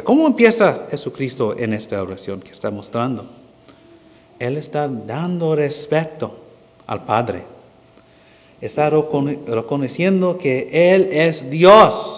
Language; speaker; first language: Spanish; non-native, fluent; English